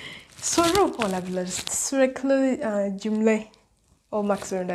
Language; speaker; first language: Turkish; non-native, fluent; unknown